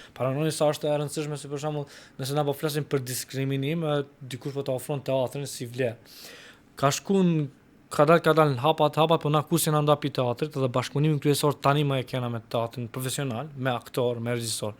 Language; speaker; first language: Albanian; non-native, local second language; Romany